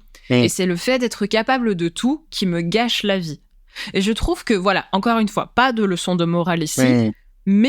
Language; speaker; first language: French; native; French